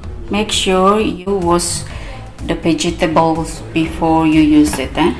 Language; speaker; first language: English; non-native, learner; Indonesian